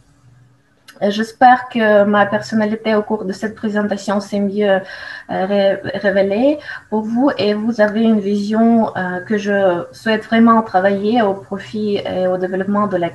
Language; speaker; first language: French; non-native, fluent; Russian